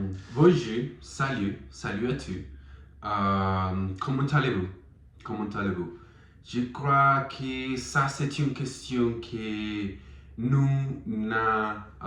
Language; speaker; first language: French; non-native, learner; Spanish